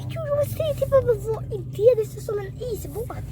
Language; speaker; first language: Swedish; early bilingual, other home language; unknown